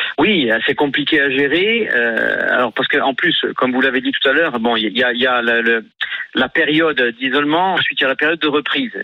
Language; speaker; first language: French; native; French